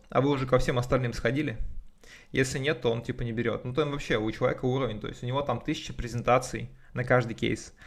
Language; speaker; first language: Russian; native; Russian